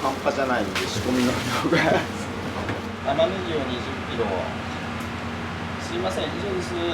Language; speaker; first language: Japanese; native; Japanese